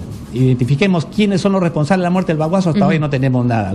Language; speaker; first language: Spanish; native; Spanish